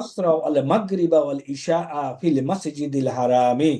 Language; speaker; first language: Arabic; non-native, fluent; Bangla